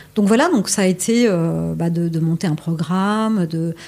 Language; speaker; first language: French; native; French